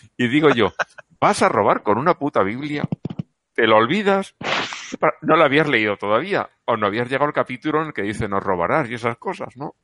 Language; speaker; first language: Spanish; native; Spanish